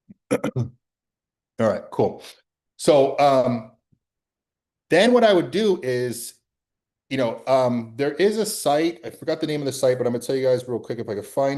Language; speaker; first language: English; native; English